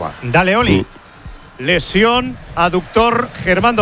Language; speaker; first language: Spanish; native; Spanish